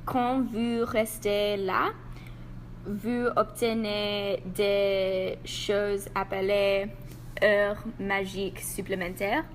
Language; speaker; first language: French; non-native, learner; English